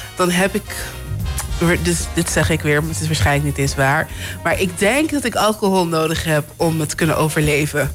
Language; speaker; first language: Dutch; non-native, local second language; Papiamento